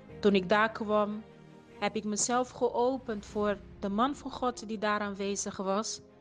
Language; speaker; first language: Dutch; non-native, fluent; Portuguese